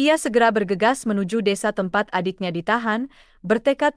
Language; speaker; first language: Indonesian; native; Indonesian